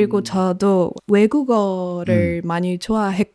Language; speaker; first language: Korean; non-native, fluent; Polish